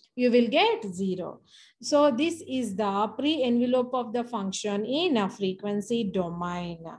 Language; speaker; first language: English; non-native, local second language; Telugu